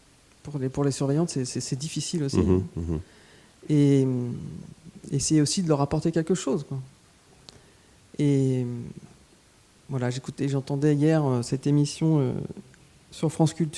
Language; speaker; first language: French; native; French